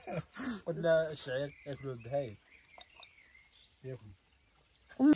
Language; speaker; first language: Arabic; native; Arabic